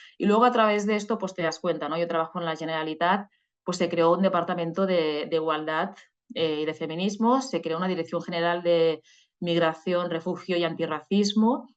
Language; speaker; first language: Spanish; non-native, local second language; Catalan